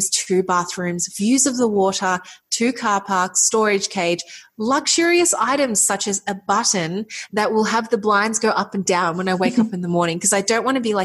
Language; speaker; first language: English; native; English